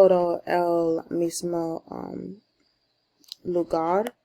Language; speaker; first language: Spanish; non-native, learner; English